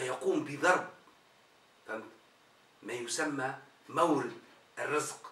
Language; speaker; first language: Arabic; native; Arabic